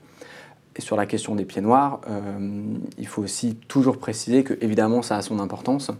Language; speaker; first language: French; native; French